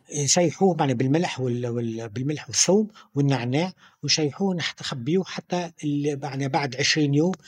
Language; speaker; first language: Arabic; native; Arabic